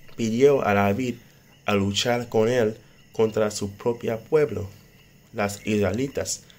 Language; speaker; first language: Spanish; non-native, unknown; English